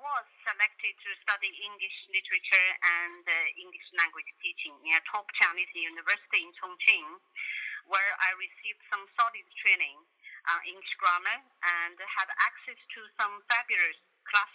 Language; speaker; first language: English; non-native, fluent; Chinese